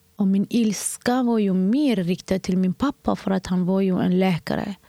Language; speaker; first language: Swedish; non-native, fluent; Somali